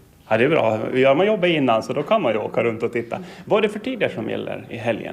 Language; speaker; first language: Swedish; native; Swedish